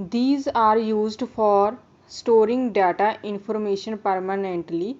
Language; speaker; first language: English; non-native, local second language; Punjabi